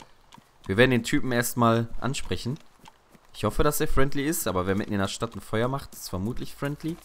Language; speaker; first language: German; native; German